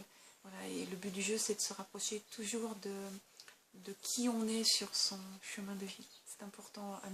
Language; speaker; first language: French; native; French